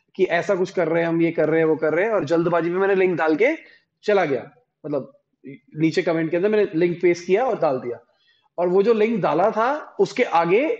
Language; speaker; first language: Hindi; native; Hindi